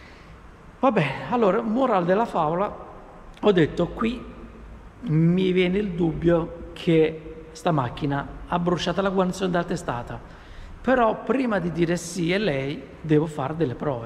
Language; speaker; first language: Italian; native; Italian